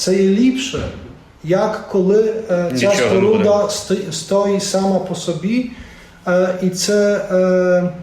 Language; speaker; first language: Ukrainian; non-native, fluent; Polish